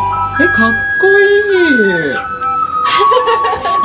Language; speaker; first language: Japanese; native; Japanese